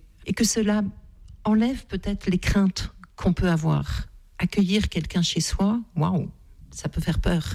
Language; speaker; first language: French; native; French